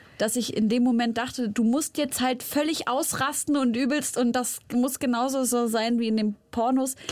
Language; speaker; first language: German; early bilingual, other home language; Arabic